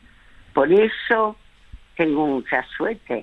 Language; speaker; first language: Spanish; early bilingual, other home language; French